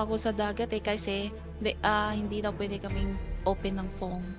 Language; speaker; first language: Filipino; non-native, learner; Chinese